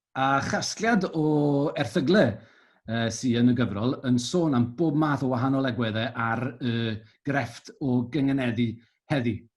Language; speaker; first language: Welsh; native; Welsh